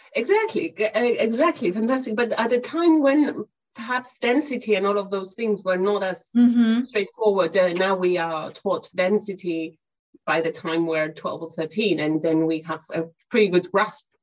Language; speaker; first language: English; non-native, fluent; Greek